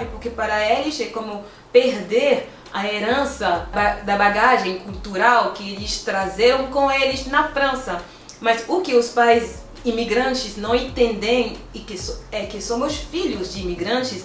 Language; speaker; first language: Portuguese; non-native, fluent; French